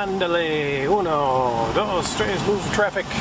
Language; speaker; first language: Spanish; non-native, learner; English